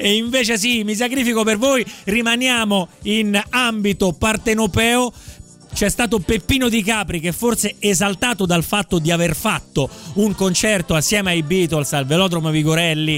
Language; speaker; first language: Italian; native; Italian